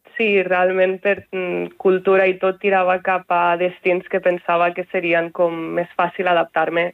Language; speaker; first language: Catalan; native; Catalan